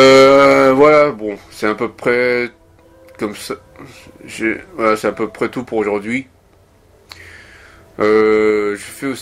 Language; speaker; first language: French; non-native, fluent; Japanese